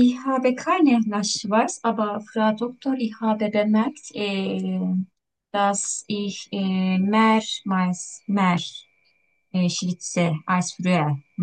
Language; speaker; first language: German; non-native, learner; Turkish